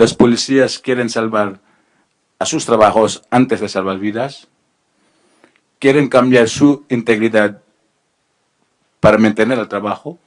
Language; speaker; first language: Spanish; non-native, learner; Filipino